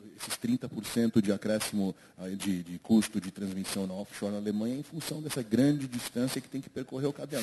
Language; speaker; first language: Portuguese; native; Portuguese